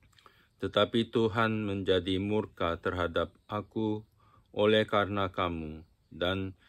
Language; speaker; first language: Indonesian; non-native, fluent; Japanese